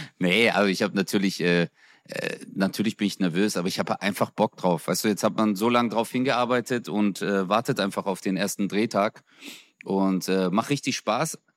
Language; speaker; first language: German; early bilingual, other home language; Turkish